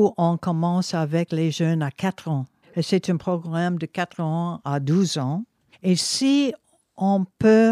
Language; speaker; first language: French; non-native, fluent; English